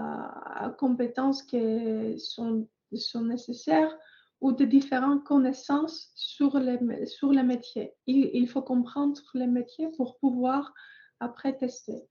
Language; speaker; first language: French; non-native, fluent; Greek